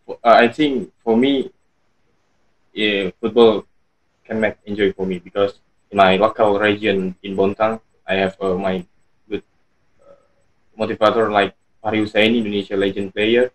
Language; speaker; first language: English; non-native, learner; Indonesian